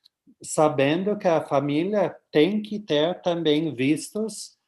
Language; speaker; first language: Portuguese; non-native, fluent; English